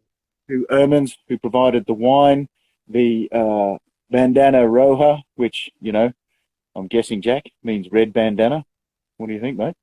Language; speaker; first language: English; native; English